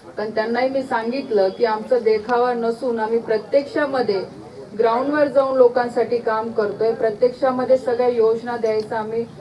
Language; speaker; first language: Marathi; native; Marathi